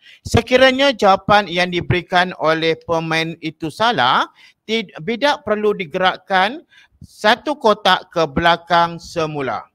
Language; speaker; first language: Malay; native; Malay